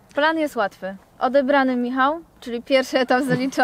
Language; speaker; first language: Polish; native; Polish